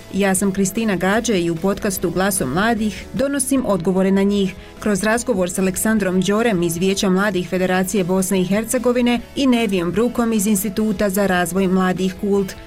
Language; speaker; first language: Croatian; native; Croatian